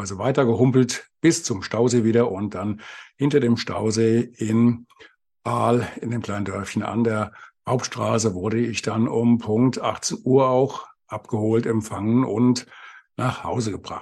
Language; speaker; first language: German; native; German